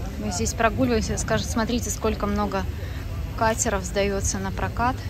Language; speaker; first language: Russian; non-native, local second language; Belarusian